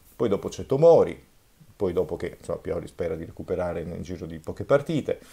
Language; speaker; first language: Italian; native; Italian